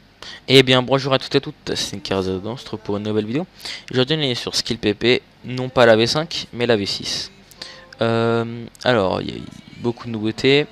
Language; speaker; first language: French; native; French